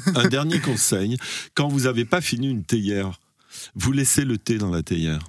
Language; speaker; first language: French; non-native, fluent; English